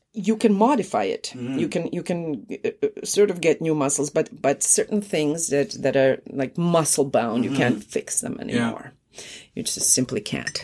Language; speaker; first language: English; non-native, fluent; Croatian